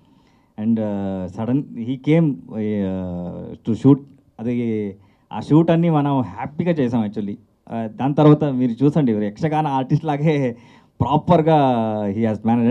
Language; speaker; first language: Telugu; non-native, local second language; Kannada